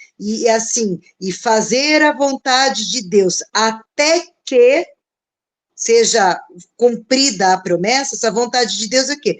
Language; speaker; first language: Portuguese; native; Portuguese